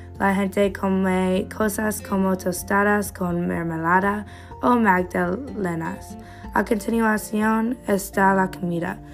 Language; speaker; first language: Spanish; non-native, learner; English